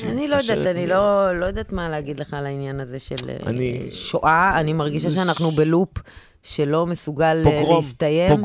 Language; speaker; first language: Hebrew; native; Hebrew